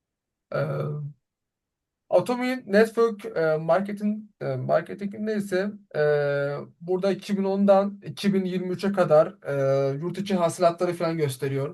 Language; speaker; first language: Turkish; native; Turkish